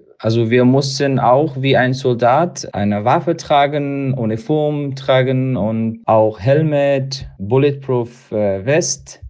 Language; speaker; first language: German; non-native, learner; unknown